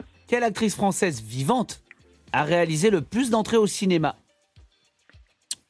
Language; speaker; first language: French; native; French